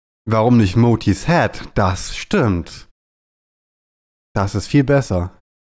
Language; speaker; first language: German; native; German